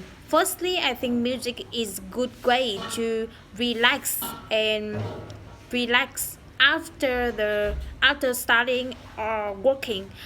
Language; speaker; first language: English; non-native, learner; Vietnamese